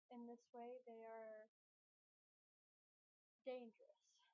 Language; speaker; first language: English; native; English